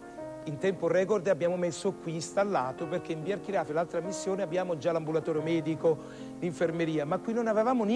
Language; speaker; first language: Italian; native; Italian